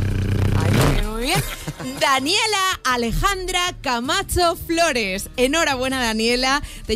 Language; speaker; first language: Spanish; native; Spanish